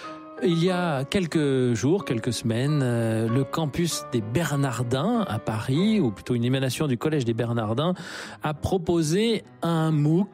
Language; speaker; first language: French; native; French